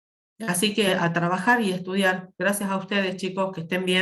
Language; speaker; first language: Spanish; native; Spanish